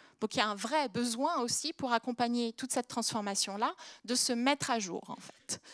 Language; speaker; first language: French; native; French